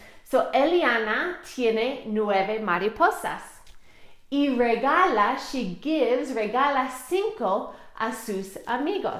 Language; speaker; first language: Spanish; non-native, fluent; English